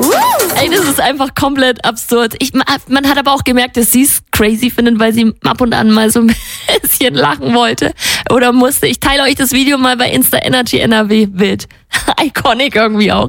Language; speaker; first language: German; native; German